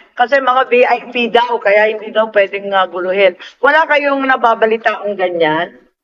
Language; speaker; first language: Filipino; native; Filipino